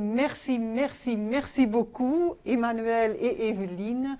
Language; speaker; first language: French; non-native, local second language; Dutch